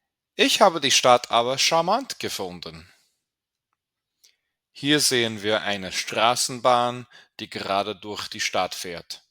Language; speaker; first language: German; non-native, fluent; English